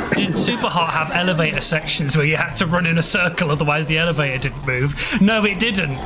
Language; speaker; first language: English; native; English